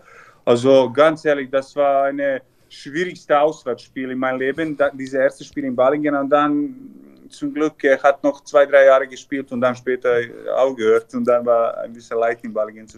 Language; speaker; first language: German; non-native, learner; Serbian